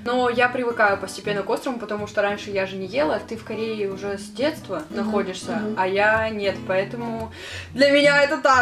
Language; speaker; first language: Russian; native; Russian